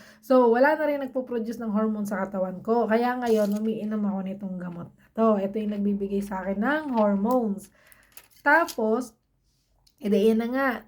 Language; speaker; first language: Filipino; native; Filipino